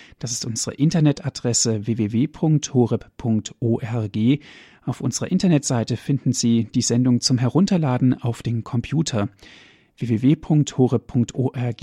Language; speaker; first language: German; native; German